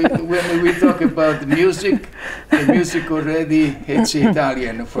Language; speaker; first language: English; early bilingual, other home language; Italian